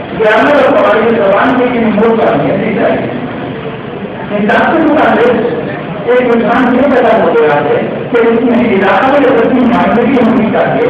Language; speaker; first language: Urdu; native; Urdu